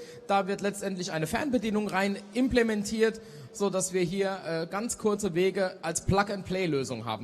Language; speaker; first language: German; native; German